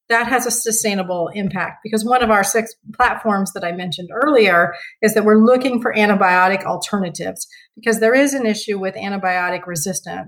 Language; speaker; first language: English; native; English